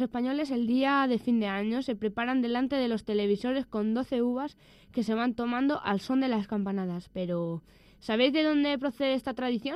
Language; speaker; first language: Spanish; native; Spanish